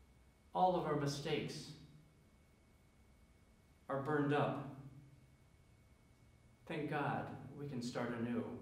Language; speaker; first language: English; native; English